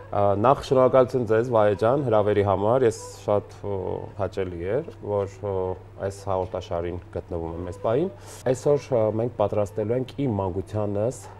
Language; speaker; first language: Armenian; native; Armenian